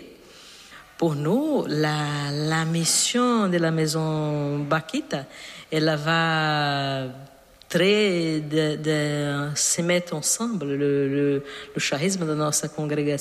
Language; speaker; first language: French; non-native, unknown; Portuguese